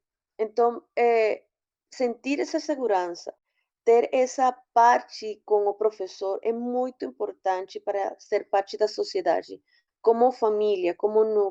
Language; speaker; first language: Portuguese; non-native, fluent; Spanish